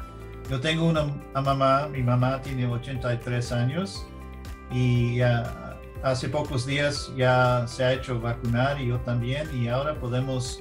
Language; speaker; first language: Spanish; early bilingual, heritage; English